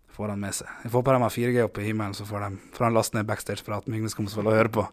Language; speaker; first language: Norwegian; native; Norwegian